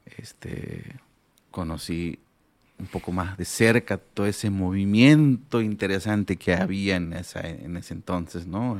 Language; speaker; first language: Spanish; non-native, local second language; Aymara